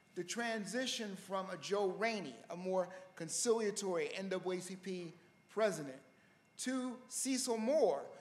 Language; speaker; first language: English; native; English